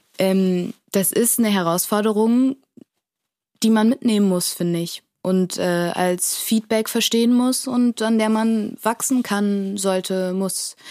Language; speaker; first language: German; early bilingual, other home language; Portuguese